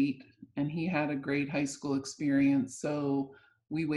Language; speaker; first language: English; native; English